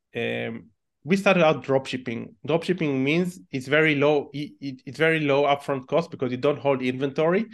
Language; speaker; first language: English; non-native, fluent; Hebrew